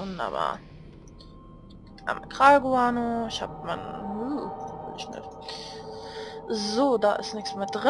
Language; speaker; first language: German; native; German